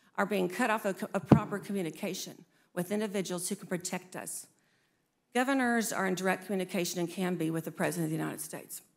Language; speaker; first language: English; native; English